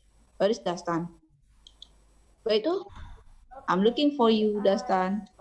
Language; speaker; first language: English; non-native, learner; Indonesian